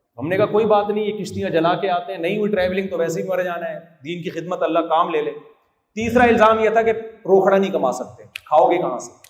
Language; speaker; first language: Urdu; native; Urdu